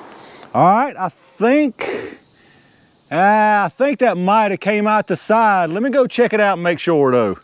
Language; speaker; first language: English; native; English